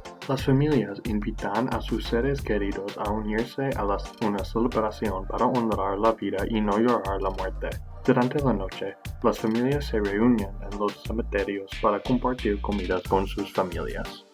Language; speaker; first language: Spanish; non-native, learner; English